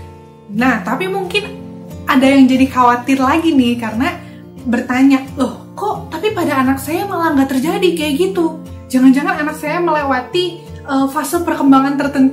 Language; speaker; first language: Indonesian; native; Indonesian